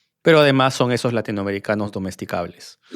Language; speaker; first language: Spanish; native; Spanish